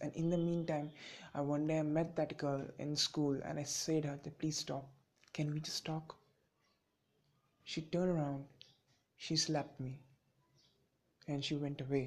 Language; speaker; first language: English; non-native, local second language; Bangla